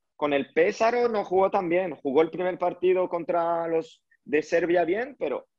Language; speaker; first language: Spanish; early bilingual, heritage; French